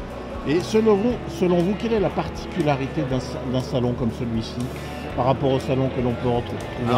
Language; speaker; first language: French; native; French